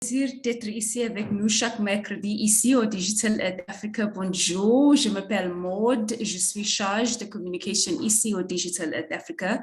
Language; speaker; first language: French; non-native, learner; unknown